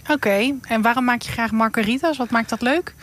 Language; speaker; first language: Dutch; native; Dutch